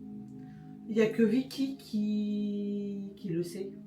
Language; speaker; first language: French; native; French